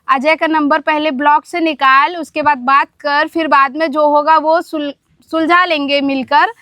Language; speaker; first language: Hindi; non-native, local second language; Marathi